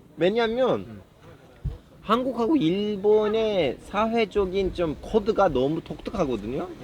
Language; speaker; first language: Korean; non-native, fluent; Turkish